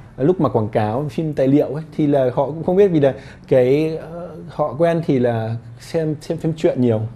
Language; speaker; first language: Vietnamese; early bilingual, heritage; Vietnamese